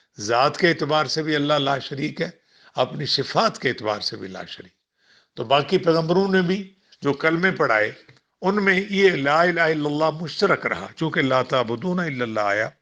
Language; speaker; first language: Urdu; non-native, local second language; Punjabi